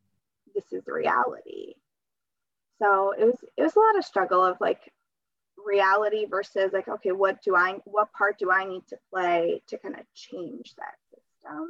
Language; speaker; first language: English; early bilingual, other home language; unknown